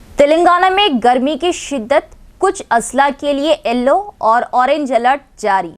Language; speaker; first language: Urdu; native; Urdu